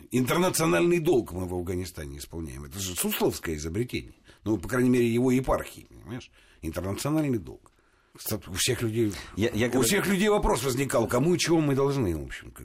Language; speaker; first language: Russian; native; Russian